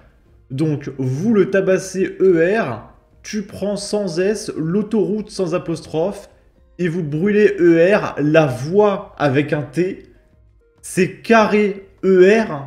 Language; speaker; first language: French; native; French